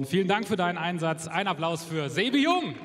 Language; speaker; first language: German; native; German